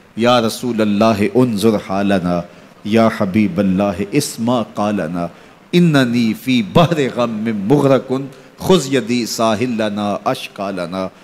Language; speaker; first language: Urdu; non-native, local second language; Punjabi